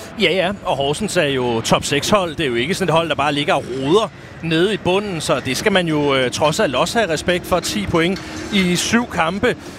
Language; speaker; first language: Danish; native; Danish